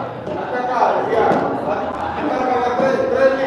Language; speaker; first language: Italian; non-native, learner; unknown